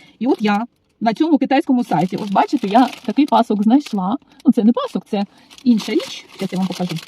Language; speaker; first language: Ukrainian; non-native, local second language; Russian